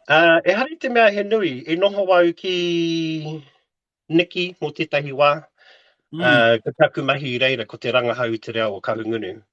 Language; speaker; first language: Māori; non-native, local second language; English